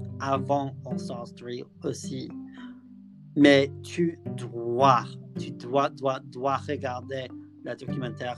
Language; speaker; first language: French; non-native, learner; English